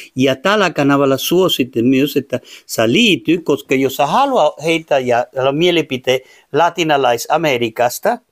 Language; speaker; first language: Finnish; non-native, fluent; Spanish